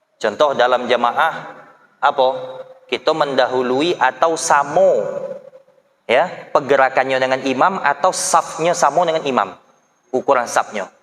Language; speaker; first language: Malay; native; Malay